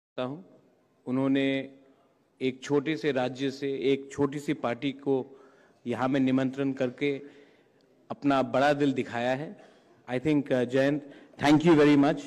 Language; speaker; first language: Hindi; non-native, local second language; Kok Borok